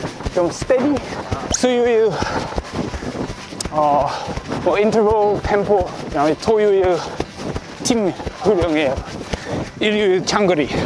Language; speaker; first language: Korean; non-native, learner; English